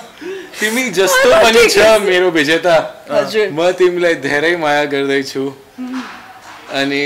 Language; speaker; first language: Nepali; non-native, learner; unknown